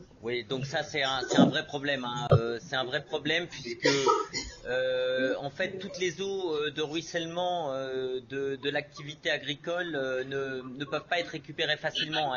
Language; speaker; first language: French; native; French